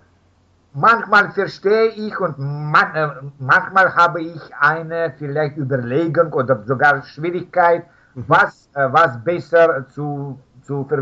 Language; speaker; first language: German; non-native, fluent; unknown